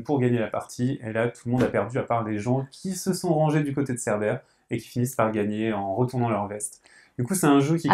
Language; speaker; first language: French; native; French